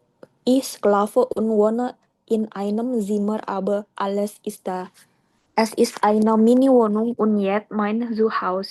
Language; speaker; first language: German; non-native, learner; Indonesian